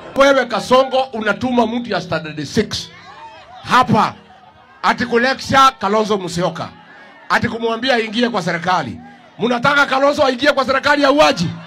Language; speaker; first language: Swahili; non-native, local second language; Kikuyu